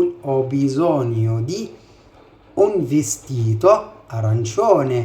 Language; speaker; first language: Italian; non-native, fluent; Arabic